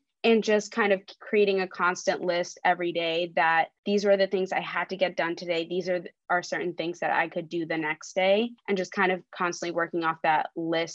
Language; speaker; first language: English; early bilingual, other home language; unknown